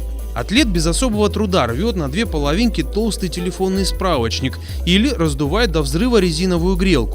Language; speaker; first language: Russian; native; Russian